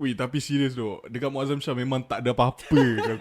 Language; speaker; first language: Malay; native; Malay